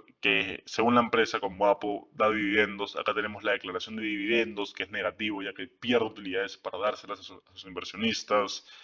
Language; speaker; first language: Spanish; native; Spanish